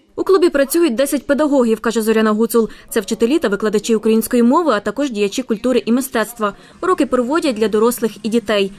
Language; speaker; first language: Ukrainian; native; Ukrainian